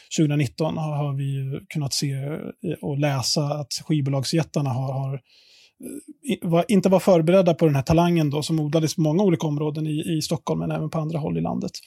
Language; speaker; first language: Swedish; native; Swedish